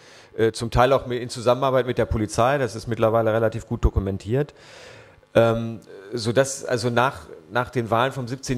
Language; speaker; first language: German; native; German